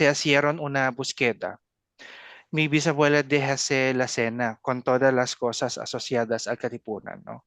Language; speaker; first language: Spanish; non-native, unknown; Filipino